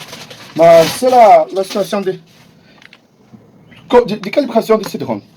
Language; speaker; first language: French; non-native, learner; Portuguese